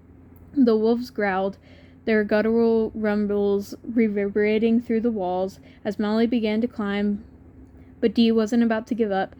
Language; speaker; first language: English; native; English